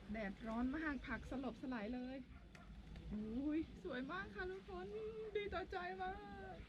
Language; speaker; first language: Thai; native; Thai